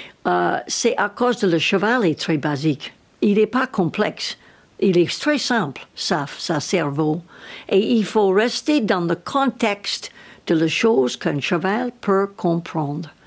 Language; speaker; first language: French; non-native, learner; English